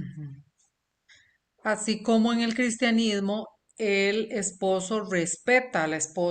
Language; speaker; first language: Spanish; native; Spanish